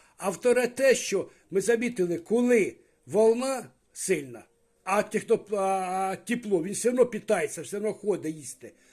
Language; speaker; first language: Ukrainian; native; Ukrainian